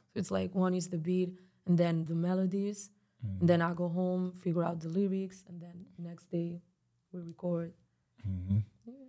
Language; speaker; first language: English; non-native, fluent; Spanish